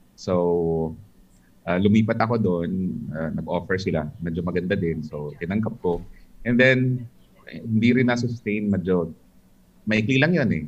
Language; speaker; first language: Filipino; non-native, local second language; Hiligaynon